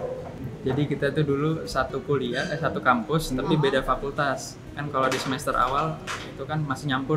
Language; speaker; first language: Indonesian; native; Indonesian